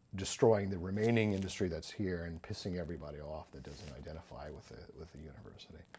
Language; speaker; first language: English; native; English